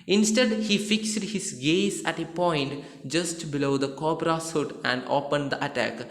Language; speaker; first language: English; non-native, local second language; Malayalam